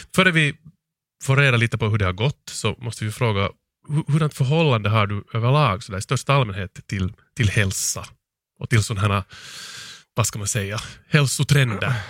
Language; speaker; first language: Swedish; native; Swedish